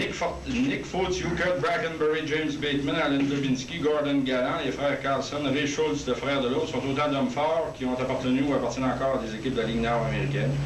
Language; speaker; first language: French; native; French